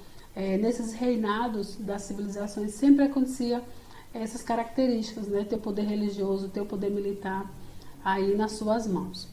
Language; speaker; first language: Portuguese; native; Portuguese